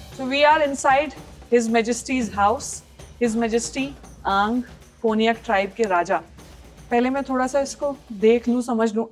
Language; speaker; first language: Hindi; native; Hindi